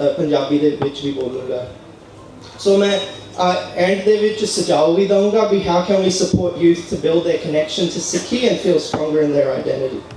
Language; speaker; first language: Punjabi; early bilingual, heritage; Punjabi